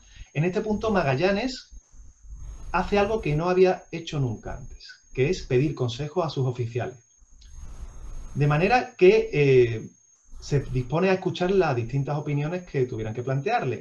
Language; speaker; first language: Spanish; native; Spanish